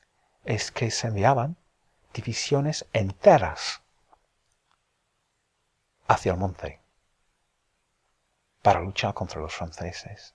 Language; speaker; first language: Spanish; non-native, fluent; English